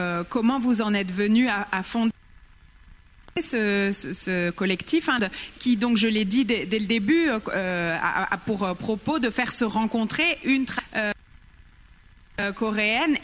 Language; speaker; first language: French; native; French